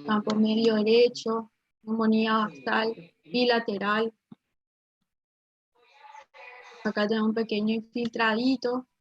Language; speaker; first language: Spanish; native; Spanish